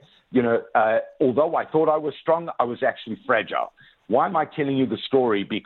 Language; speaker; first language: English; native; English